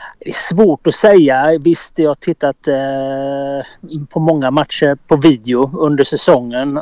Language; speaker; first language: Swedish; native; Swedish